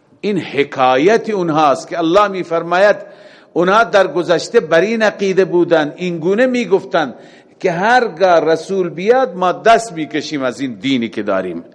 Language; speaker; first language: Persian; native; Persian